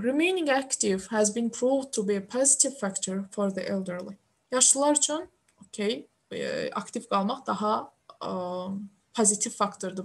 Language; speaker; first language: English; non-native, fluent; Azerbaijani